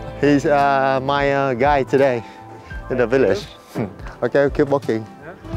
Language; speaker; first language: English; non-native, learner; Vietnamese